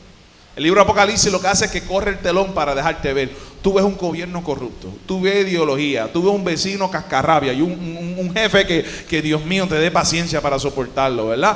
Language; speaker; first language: Spanish; native; Spanish